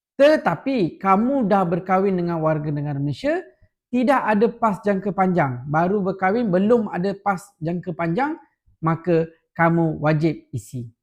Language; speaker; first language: Malay; non-native, local second language; Tamil